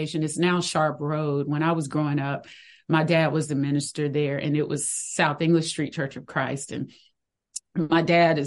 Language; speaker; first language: English; native; English